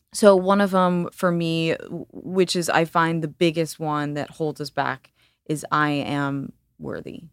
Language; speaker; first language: English; native; English